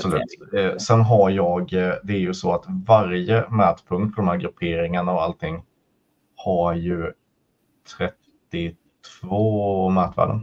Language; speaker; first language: Swedish; native; Swedish